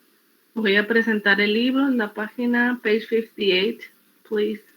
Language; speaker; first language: Spanish; native; Spanish